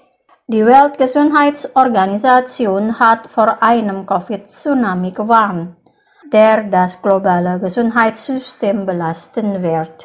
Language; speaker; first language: German; non-native, fluent; Indonesian